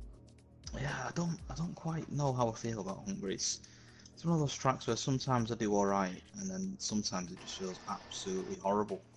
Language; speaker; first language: English; native; English